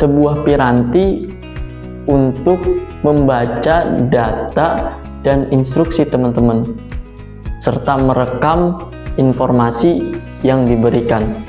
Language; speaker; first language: Indonesian; native; Indonesian